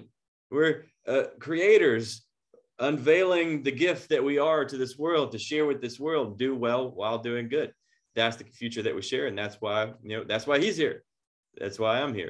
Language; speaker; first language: English; native; English